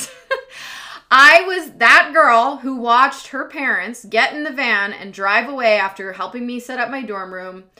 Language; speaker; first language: English; native; English